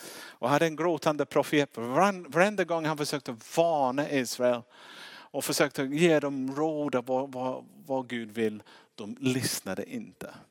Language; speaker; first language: Swedish; non-native, fluent; English